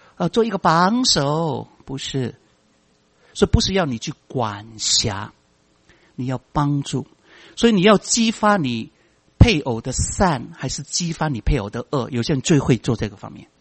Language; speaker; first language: Chinese; non-native, local second language; Cantonese